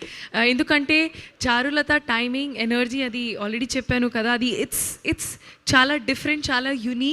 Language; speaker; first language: Telugu; non-native, learner; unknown